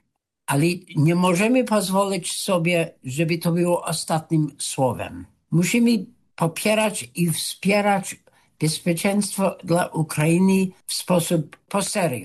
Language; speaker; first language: Polish; non-native, fluent; English